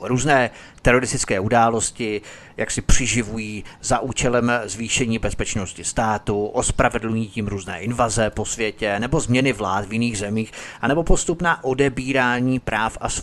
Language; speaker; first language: Czech; native; Czech